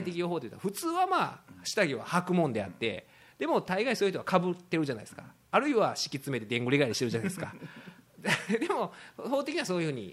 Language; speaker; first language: Japanese; native; Japanese